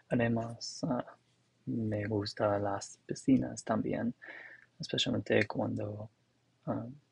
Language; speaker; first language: Spanish; non-native, learner; English